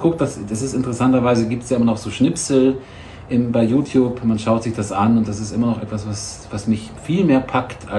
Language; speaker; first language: German; native; German